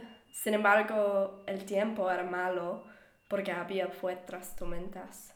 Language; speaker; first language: Spanish; non-native, learner; English